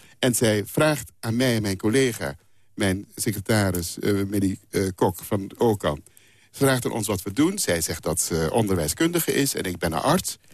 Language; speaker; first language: Dutch; non-native, local second language; Papiamento